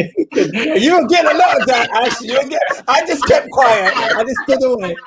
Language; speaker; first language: English; native; English